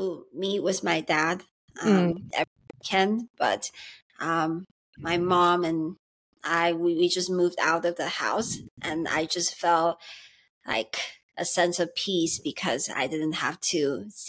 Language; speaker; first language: English; early bilingual, other home language; Chinese